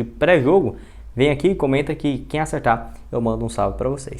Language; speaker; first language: Portuguese; native; Portuguese